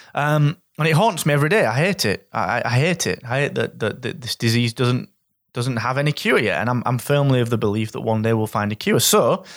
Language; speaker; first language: English; native; English